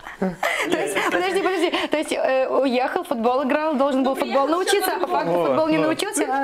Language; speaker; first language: Russian; native; Russian